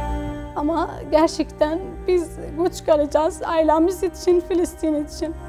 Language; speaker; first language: Turkish; non-native, learner; Arabic